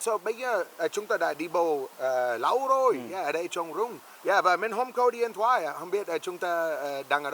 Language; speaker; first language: Vietnamese; non-native, learner; English